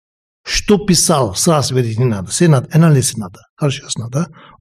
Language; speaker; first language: Russian; non-native, learner; Tibetan